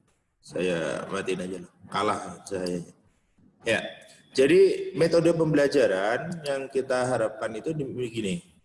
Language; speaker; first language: Indonesian; non-native, local second language; Javanese